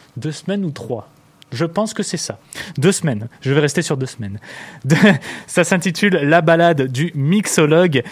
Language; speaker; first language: French; native; French